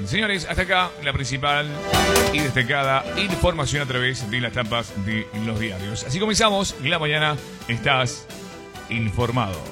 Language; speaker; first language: Spanish; native; Spanish